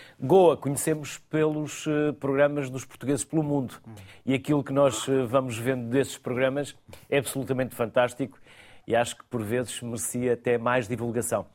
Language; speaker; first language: Portuguese; native; Portuguese